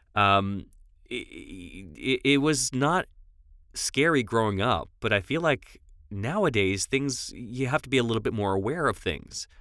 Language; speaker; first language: English; native; English